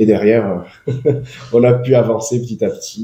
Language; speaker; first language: French; native; French